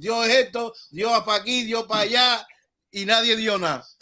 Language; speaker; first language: Spanish; early bilingual, heritage; Spanish